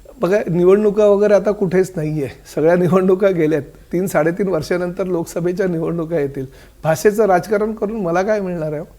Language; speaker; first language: Marathi; native; Marathi